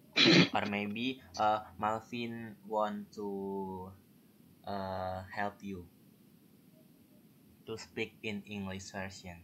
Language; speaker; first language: English; non-native, learner; Indonesian